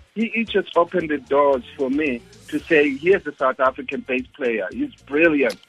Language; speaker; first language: English; non-native, local second language; Zulu